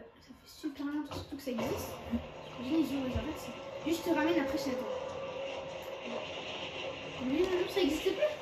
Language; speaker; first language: French; native; French